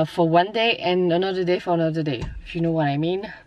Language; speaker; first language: English; non-native, learner; French